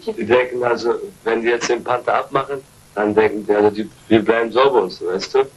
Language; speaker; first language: German; early bilingual, other home language; Turkish